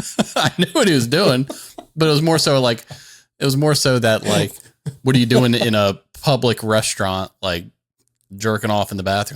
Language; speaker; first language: English; native; English